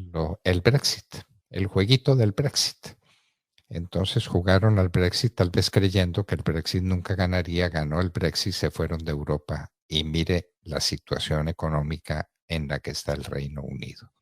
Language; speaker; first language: Spanish; native; Spanish